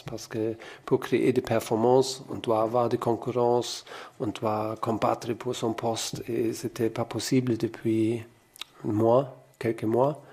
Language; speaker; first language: French; non-native, fluent; German